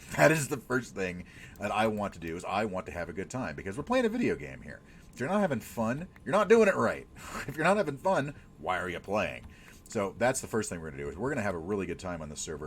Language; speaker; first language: English; native; English